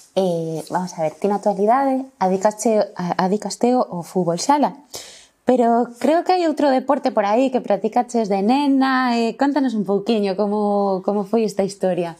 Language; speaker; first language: Galician; non-native, local second language; Spanish